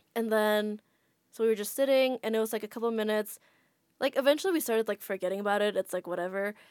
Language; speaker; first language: English; non-native, fluent; Indonesian